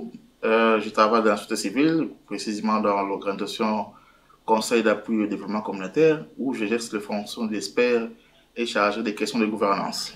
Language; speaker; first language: French; non-native, local second language; Lingala